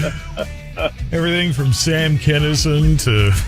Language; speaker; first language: English; native; English